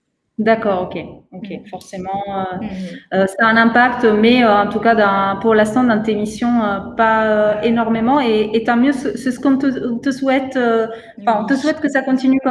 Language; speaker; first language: French; native; French